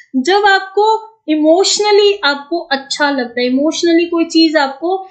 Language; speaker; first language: Hindi; native; Hindi